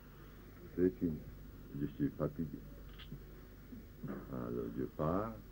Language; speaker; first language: French; non-native, fluent; Japanese